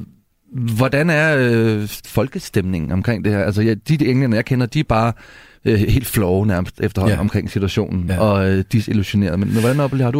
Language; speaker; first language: Danish; native; Danish